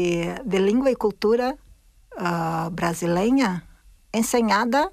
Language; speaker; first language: Spanish; non-native, fluent; Portuguese